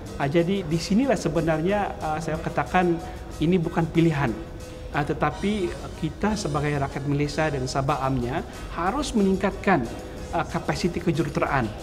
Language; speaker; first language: Malay; non-native, local second language; Central Dusun